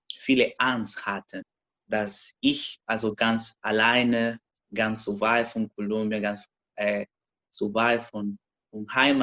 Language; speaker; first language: German; non-native, learner; Spanish